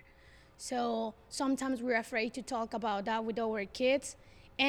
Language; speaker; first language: English; non-native, fluent; Spanish